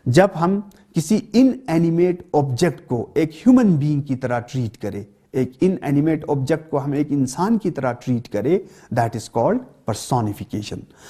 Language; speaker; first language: Hindi; non-native, local second language; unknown